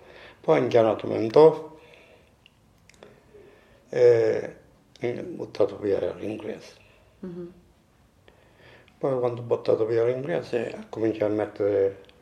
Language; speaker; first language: Italian; non-native, local second language; Sicilian